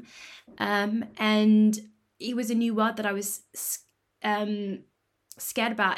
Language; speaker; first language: English; native; English